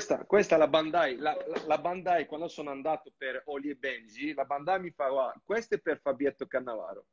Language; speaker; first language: Italian; non-native, fluent; French